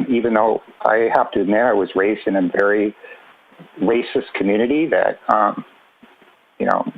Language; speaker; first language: English; native; English